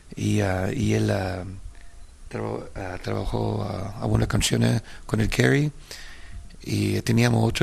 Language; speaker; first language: Spanish; early bilingual, heritage; Spanish